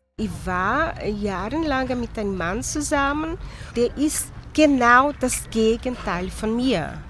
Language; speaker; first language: German; non-native, fluent; Portuguese